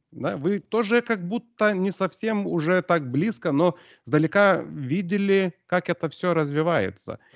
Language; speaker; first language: Russian; non-native, local second language; Lithuanian